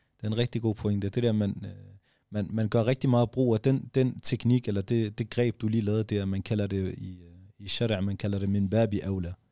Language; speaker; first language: Danish; early bilingual, other home language; Arabic